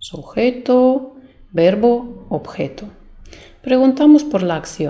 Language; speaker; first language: Spanish; non-native, fluent; Russian